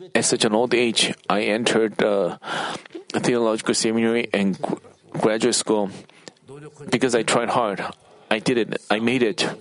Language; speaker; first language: English; non-native, fluent; Korean